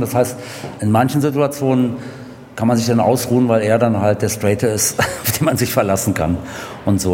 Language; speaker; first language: German; native; German